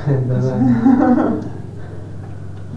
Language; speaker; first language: Hebrew; non-native, fluent; English